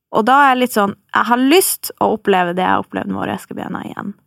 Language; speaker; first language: Norwegian; native; Norwegian